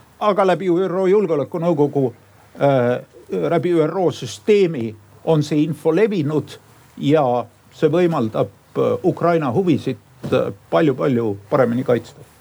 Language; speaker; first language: Estonian; native; Estonian